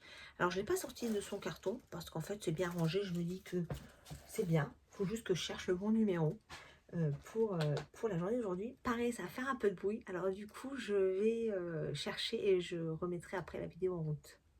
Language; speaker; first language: French; native; French